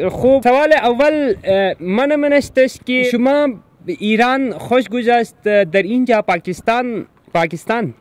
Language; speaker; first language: Persian; non-native, learner; Urdu